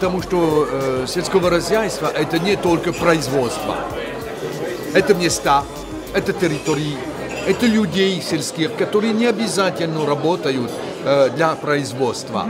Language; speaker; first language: Russian; non-native, fluent; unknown